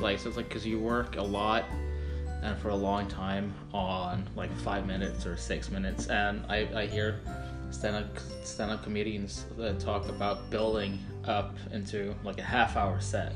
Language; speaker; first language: English; non-native, fluent; Norwegian